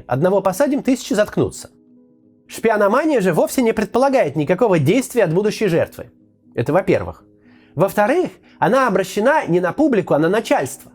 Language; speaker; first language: Russian; native; Russian